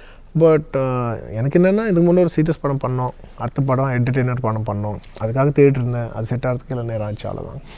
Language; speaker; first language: Tamil; non-native, local second language; Telugu